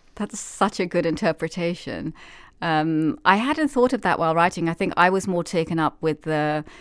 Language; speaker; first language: English; native; English